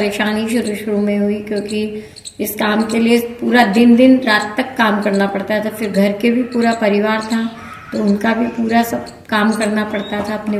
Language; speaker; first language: Hindi; native; Hindi